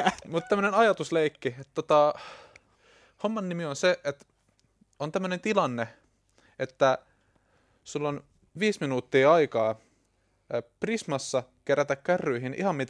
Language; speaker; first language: Finnish; native; Finnish